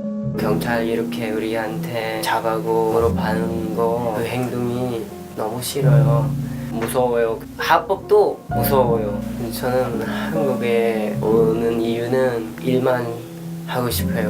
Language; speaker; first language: Korean; non-native, learner; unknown